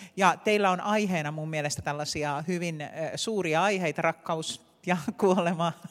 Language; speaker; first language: Finnish; native; Finnish